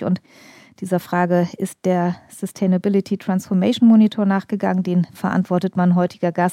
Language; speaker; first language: German; native; German